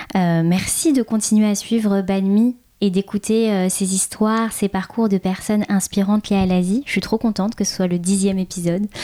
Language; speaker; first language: French; early bilingual, other home language; Khmer